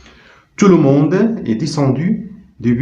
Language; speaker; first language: French; non-native, local second language; Arabic